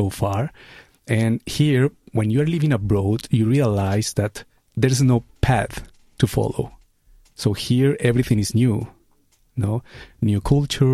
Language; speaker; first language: English; non-native, fluent; Spanish